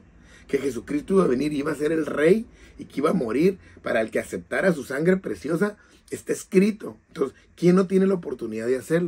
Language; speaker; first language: Spanish; native; Spanish